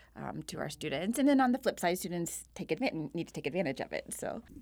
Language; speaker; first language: English; native; English